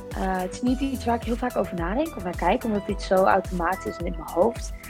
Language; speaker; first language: Dutch; early bilingual, other home language; English